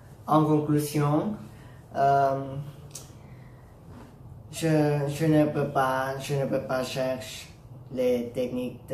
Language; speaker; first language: French; non-native, learner; Thai